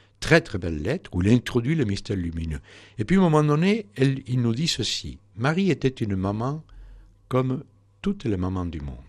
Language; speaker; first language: French; non-native, fluent; Spanish